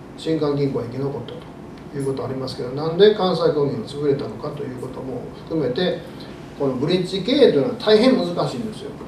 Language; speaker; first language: Japanese; native; Japanese